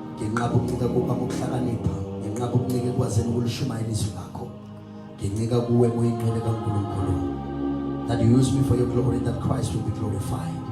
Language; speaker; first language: Zulu; non-native, local second language; Southern Sotho